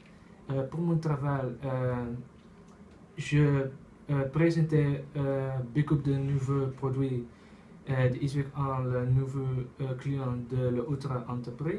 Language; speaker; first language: French; non-native, learner; Dutch